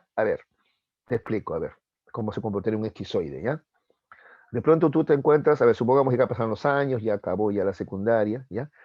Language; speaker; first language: Spanish; native; Spanish